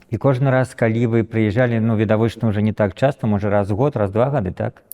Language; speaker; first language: Belarusian; native; Belarusian